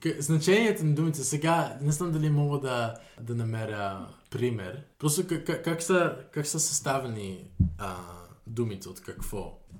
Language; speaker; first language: Bulgarian; non-native, fluent; Dutch